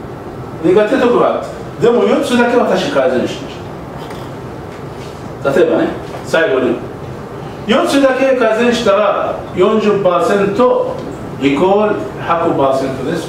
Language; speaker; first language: Japanese; non-native, learner; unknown